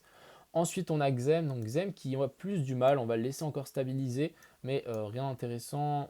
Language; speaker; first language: French; native; French